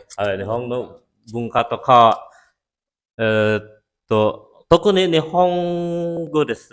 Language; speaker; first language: Japanese; non-native, learner; Indonesian